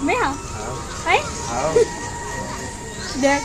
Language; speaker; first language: Hindi; non-native, local second language; Chhattisgarhi